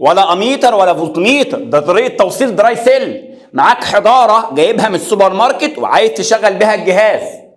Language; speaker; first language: Arabic; native; Arabic